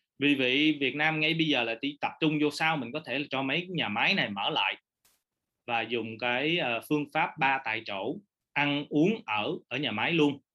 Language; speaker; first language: Vietnamese; early bilingual, heritage; Vietnamese